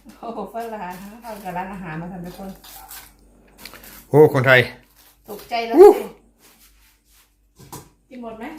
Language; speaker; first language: Thai; non-native, local second language; Lao